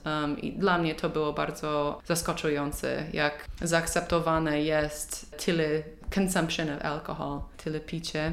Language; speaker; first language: Polish; non-native, learner; English